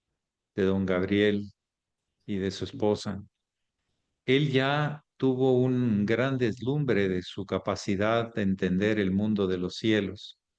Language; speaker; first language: Spanish; native; Spanish